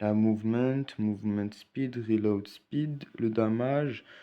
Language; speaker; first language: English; non-native, learner; French